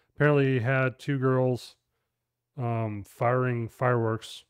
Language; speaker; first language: English; native; English